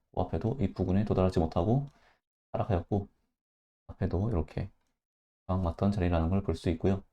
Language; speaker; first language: Korean; native; Korean